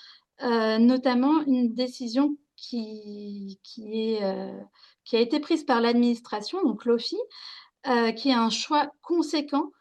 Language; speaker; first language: French; native; French